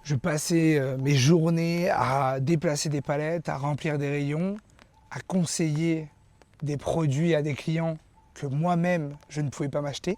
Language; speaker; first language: French; native; French